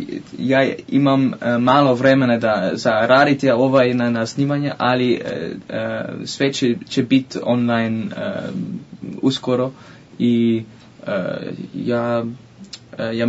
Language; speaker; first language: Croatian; non-native, learner; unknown